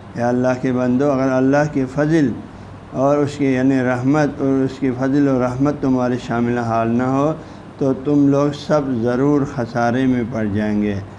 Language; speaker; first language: Urdu; non-native, local second language; Balti